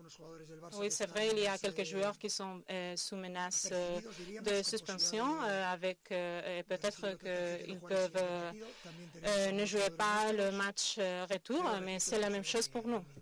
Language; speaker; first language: French; non-native, fluent; Spanish